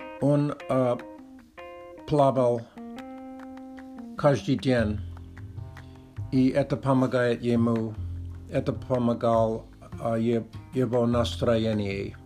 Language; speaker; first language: Czech; non-native, learner; Russian